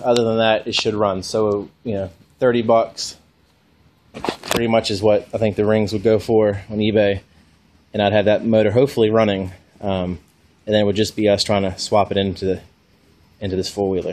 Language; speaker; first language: English; native; English